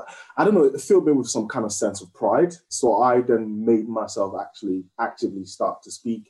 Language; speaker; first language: English; native; English